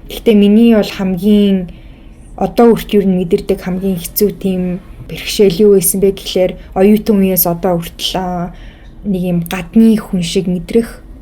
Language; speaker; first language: Mongolian; early bilingual, heritage; Mongolian